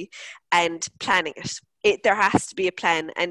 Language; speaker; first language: English; native; English